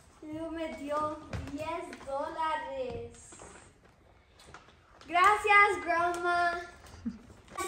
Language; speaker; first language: Spanish; early bilingual, other home language; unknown